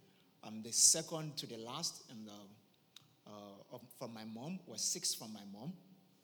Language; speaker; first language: English; non-native, local second language; Yoruba